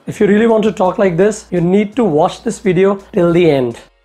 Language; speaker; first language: English; non-native, local second language; Hindi